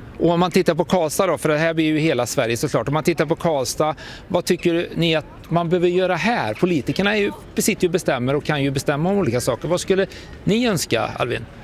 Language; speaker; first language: Swedish; native; Swedish